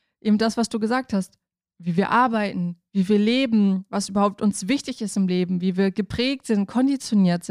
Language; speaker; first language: German; native; German